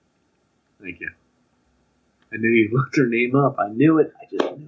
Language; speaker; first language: English; native; English